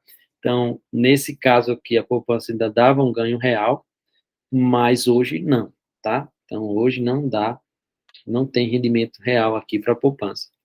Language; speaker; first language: Portuguese; native; Portuguese